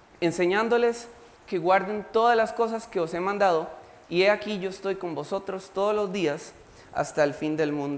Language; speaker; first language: Spanish; native; Spanish